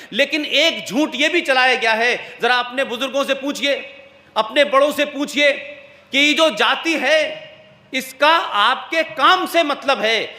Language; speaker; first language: Hindi; native; Hindi